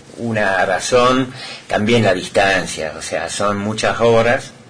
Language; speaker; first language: Spanish; non-native, fluent; Dutch